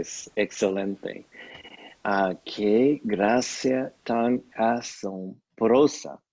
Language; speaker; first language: Spanish; non-native, fluent; English